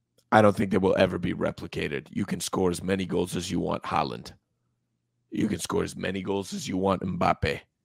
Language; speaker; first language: English; early bilingual, other home language; Spanish